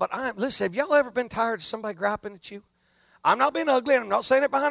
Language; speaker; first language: English; native; English